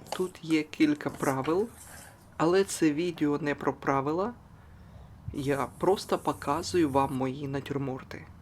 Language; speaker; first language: Ukrainian; non-native, local second language; Russian